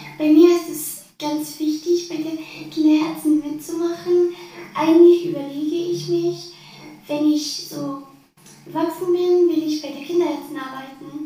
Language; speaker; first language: German; early bilingual, other home language; Arabic